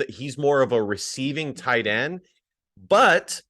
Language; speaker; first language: English; native; English